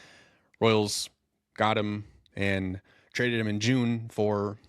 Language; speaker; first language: English; native; English